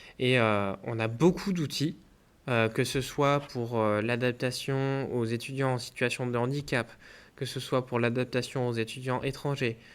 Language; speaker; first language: French; native; French